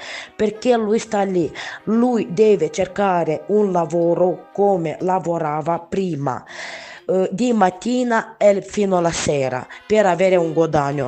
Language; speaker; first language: Italian; non-native, learner; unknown